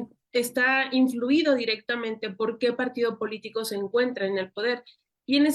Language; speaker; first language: Spanish; native; Spanish